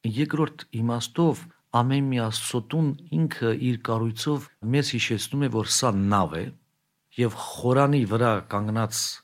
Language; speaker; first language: Armenian; native; Armenian